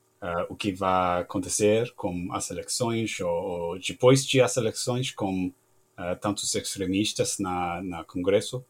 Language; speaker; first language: Portuguese; non-native, learner; English